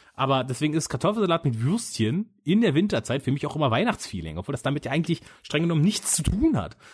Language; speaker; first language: German; native; German